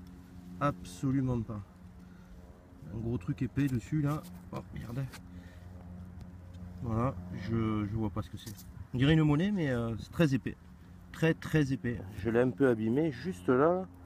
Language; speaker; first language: French; native; French